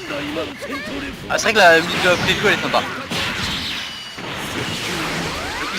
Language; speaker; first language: French; native; French